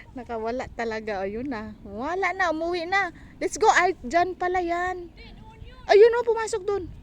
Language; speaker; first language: Filipino; non-native, local second language; Cebuano